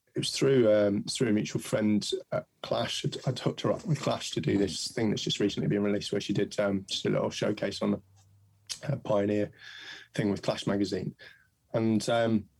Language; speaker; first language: English; native; English